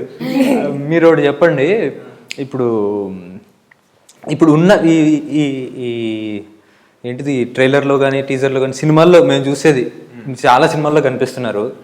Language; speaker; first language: Telugu; native; Telugu